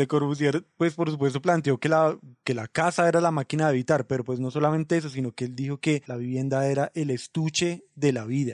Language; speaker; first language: Spanish; native; Spanish